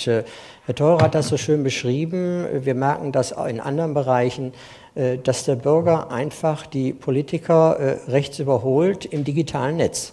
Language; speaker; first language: German; native; German